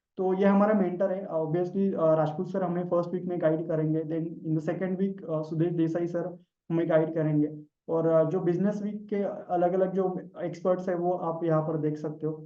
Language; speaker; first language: Hindi; non-native, local second language; Marathi